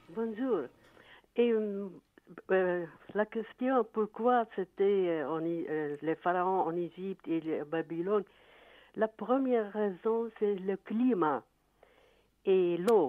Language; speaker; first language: French; non-native, fluent; Arabic